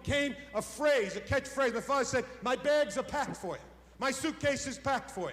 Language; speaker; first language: English; native; English